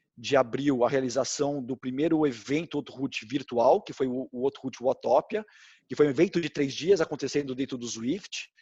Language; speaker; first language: Portuguese; native; Portuguese